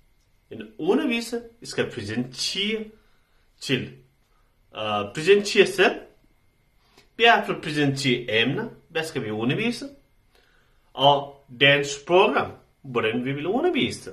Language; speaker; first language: Danish; non-native, learner; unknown